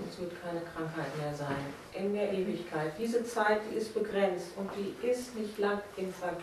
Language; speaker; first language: German; native; German